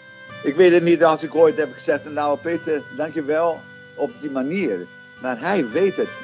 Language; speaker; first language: Dutch; non-native, fluent; Portuguese